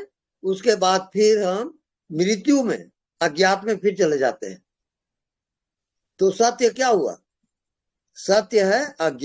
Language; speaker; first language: Hindi; native; Hindi